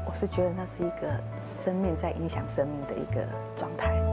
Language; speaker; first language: Chinese; native; Chinese